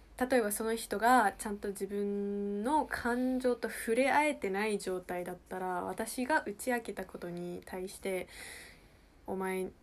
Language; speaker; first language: Japanese; early bilingual, heritage; Japanese